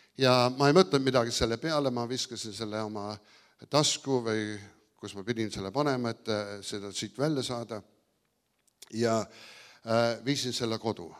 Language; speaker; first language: Estonian; early bilingual, heritage; Estonian